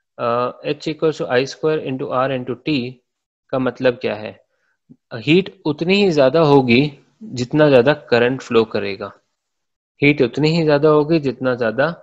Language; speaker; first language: Hindi; native; Hindi